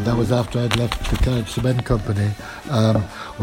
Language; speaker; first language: English; native; English